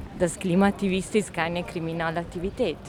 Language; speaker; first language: German; non-native, fluent; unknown